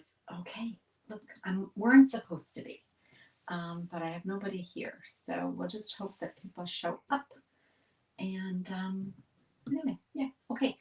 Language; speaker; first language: English; native; English